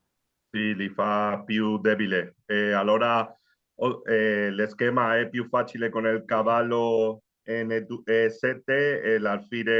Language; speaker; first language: Italian; non-native, learner; Spanish